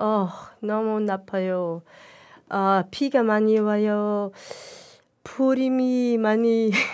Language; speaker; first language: Korean; early bilingual, heritage; Danish